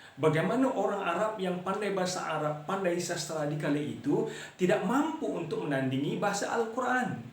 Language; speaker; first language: Malay; native; Malay